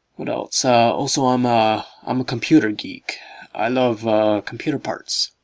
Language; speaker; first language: English; native; English